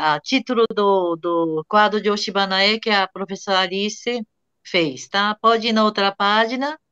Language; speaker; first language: Portuguese; non-native, fluent; Japanese